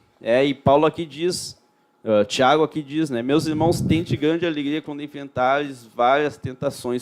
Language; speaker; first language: Portuguese; native; Portuguese